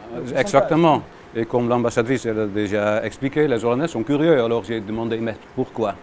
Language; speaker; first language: French; non-native, learner; Dutch